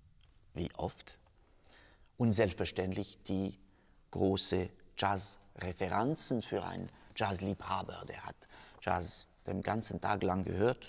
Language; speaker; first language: German; non-native, fluent; French